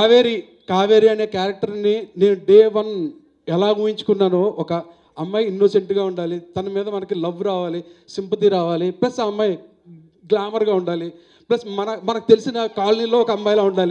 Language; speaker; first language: Telugu; native; Telugu